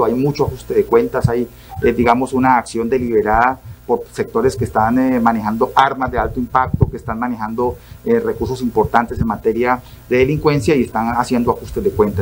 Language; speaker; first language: Spanish; native; Spanish